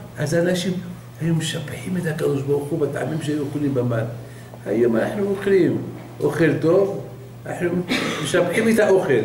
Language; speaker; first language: Hebrew; non-native, fluent; Arabic